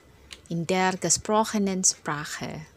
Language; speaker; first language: German; non-native, fluent; Indonesian